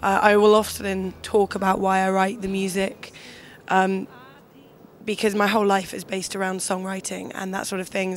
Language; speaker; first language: English; native; English